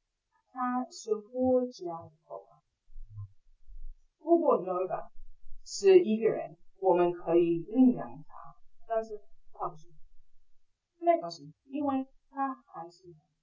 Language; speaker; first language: Chinese; non-native, fluent; English